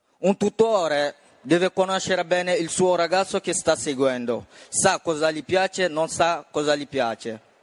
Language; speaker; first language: Italian; non-native, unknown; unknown